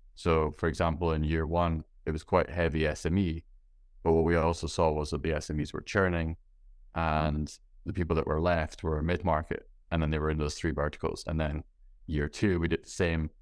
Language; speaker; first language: English; native; English